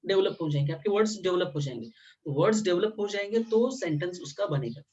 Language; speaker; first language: Hindi; non-native, local second language; Marathi